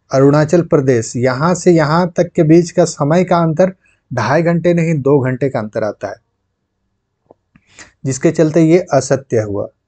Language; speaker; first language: Hindi; non-native, local second language; Santali